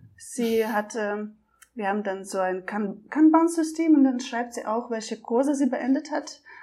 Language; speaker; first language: German; non-native, fluent; Russian